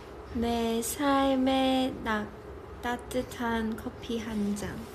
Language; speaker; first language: Korean; non-native, local second language; Chinese